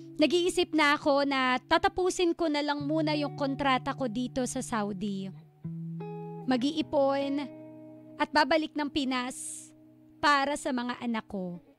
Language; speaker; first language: Filipino; native; Filipino